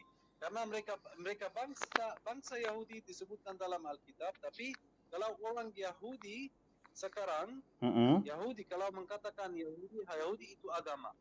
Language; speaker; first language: Indonesian; non-native, fluent; Arabic